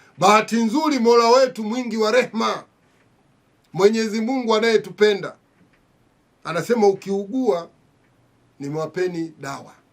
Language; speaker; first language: Swahili; native; Swahili